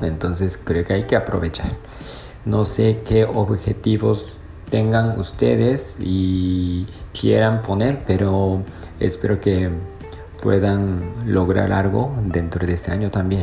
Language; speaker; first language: Spanish; non-native, fluent; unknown